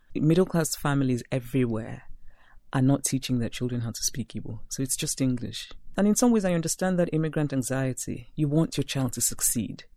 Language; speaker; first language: English; non-native, local second language; Igbo